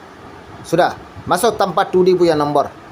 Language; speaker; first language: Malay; non-native, learner; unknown